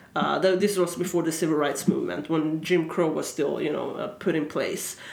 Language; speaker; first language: English; early bilingual, other home language; Swedish